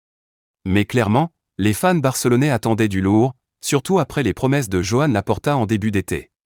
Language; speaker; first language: French; native; French